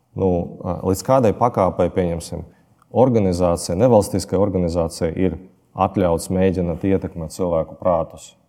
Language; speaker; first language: Latvian; non-native, local second language; Russian